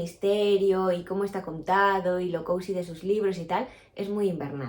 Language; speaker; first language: Spanish; native; Spanish